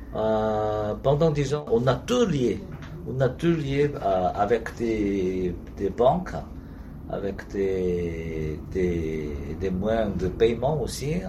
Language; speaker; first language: French; non-native, learner; Korean